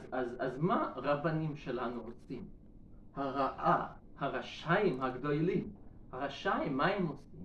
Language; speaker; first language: Hebrew; non-native, learner; Russian